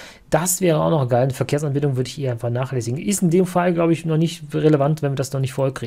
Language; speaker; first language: German; native; German